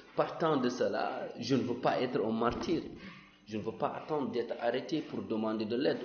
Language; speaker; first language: French; non-native, local second language; Fula